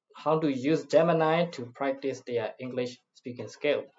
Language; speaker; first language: English; non-native, fluent; Burmese